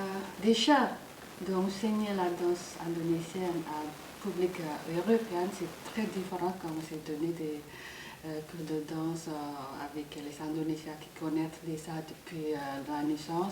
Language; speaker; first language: French; non-native, fluent; Indonesian